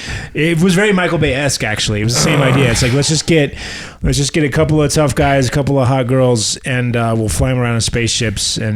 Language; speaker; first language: English; native; English